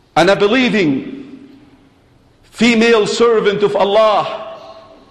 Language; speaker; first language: English; non-native, fluent; Arabic